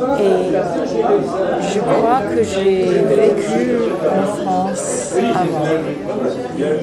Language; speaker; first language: French; non-native, fluent; English